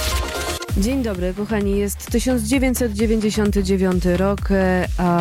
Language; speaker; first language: Polish; native; Polish